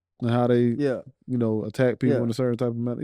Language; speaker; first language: English; native; English